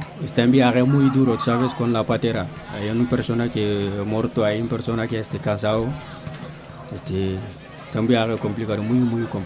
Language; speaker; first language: Spanish; non-native, learner; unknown